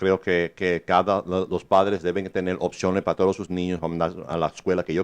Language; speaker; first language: Spanish; early bilingual, heritage; English